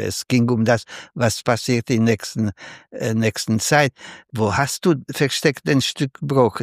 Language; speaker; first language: German; non-native, fluent; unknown